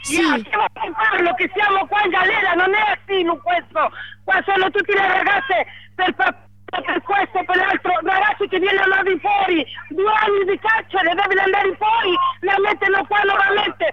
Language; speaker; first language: Italian; non-native, learner; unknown